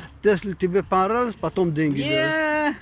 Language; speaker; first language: Russian; non-native, local second language; Tajik